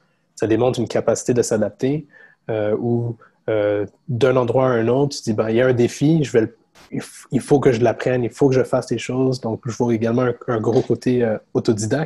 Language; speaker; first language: French; native; French